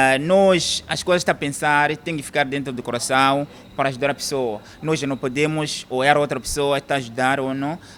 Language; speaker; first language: Portuguese; non-native, learner; Kinyarwanda